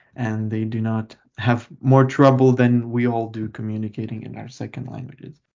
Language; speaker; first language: English; non-native, fluent; Lithuanian